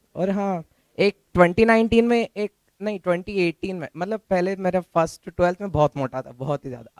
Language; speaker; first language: Hindi; native; Hindi